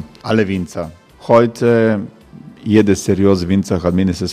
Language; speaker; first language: German; non-native, learner; Croatian